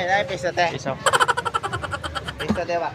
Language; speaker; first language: Filipino; non-native, local second language; Cebuano